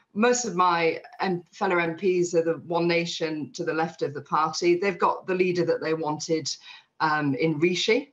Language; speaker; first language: English; native; English